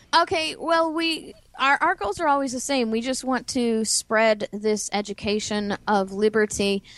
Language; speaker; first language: English; native; English